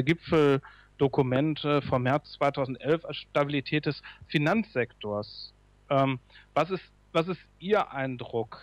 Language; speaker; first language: German; native; German